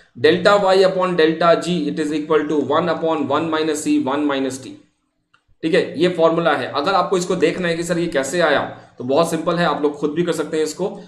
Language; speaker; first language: Hindi; non-native, local second language; Bangla